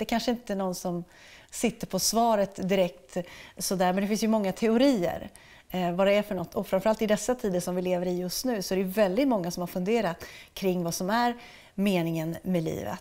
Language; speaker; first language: Swedish; native; Swedish